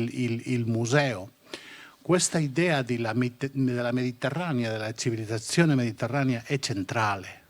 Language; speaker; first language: Italian; non-native, fluent; Catalan